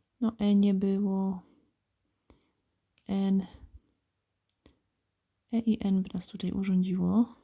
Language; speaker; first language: Polish; native; Polish